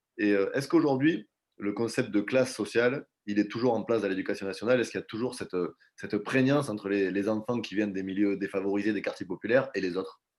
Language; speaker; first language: French; native; French